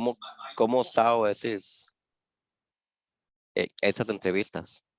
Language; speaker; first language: Portuguese; non-native, fluent; Spanish